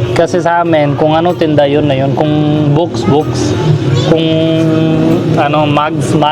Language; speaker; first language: Filipino; non-native, learner; Hindi